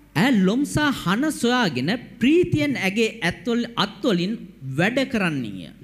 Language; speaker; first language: Sinhala; native; Sinhala